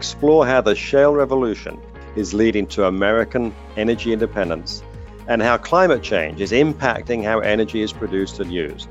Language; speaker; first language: English; native; English